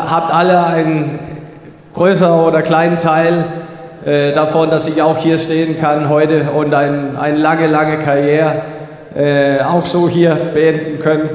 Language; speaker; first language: German; non-native, fluent; Danish